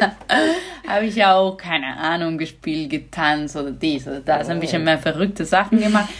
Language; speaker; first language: German; non-native, fluent; Spanish